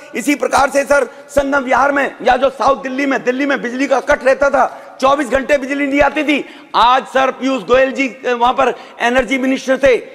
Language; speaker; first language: Hindi; native; Hindi